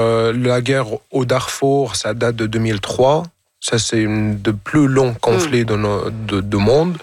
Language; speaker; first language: French; non-native, fluent; Arabic